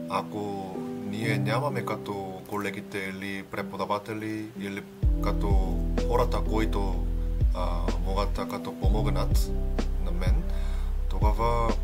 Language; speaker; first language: Bulgarian; non-native, learner; Korean